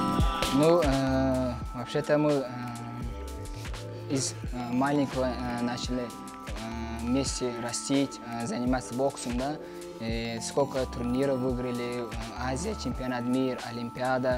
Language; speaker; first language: Russian; non-native, local second language; Uzbek